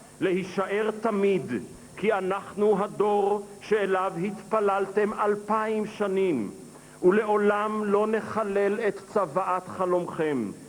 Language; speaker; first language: Hebrew; native; Hebrew